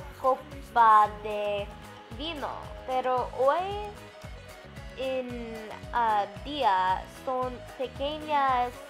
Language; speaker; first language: Spanish; non-native, learner; English